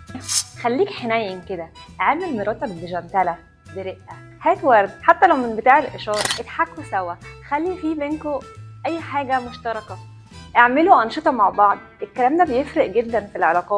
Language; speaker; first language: Arabic; native; Arabic